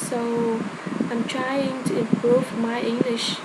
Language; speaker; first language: English; non-native, learner; Vietnamese